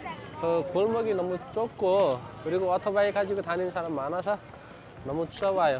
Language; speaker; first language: Korean; non-native, fluent; Nepali